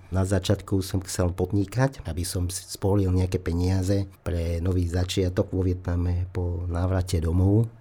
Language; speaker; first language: Slovak; non-native, fluent; Vietnamese